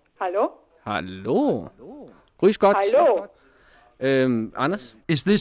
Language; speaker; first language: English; non-native, fluent; Danish